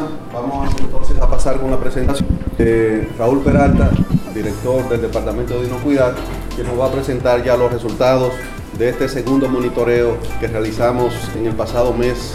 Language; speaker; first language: Spanish; native; Spanish